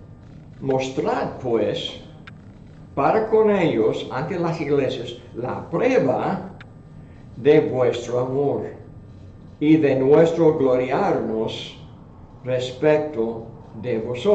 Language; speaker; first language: Spanish; non-native, fluent; English